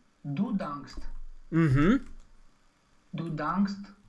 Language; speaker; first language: German; non-native, learner; Romanian